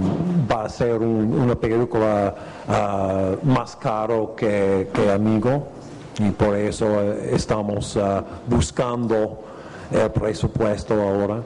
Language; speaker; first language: Spanish; non-native, fluent; English